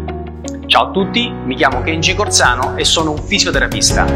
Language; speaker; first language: Italian; native; Italian